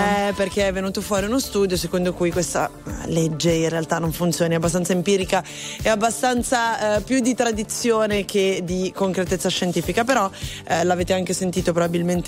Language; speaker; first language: Italian; native; Italian